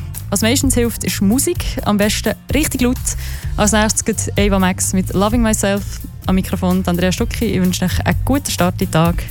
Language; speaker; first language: German; native; German